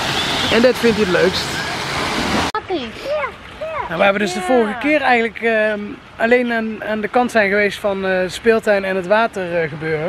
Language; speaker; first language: Dutch; native; Dutch